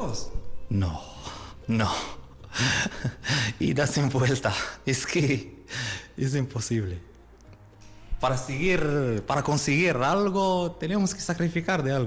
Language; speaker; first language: Spanish; non-native, learner; Arabic